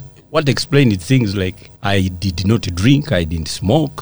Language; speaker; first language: English; non-native, local second language; Ganda